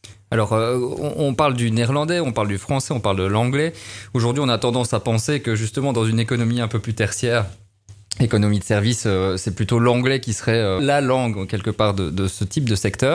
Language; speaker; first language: French; native; French